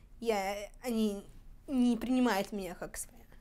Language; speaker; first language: Russian; early bilingual, heritage; Russian